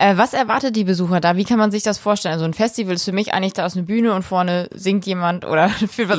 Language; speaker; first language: German; native; German